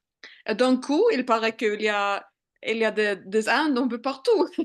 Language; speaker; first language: French; non-native, fluent; Swedish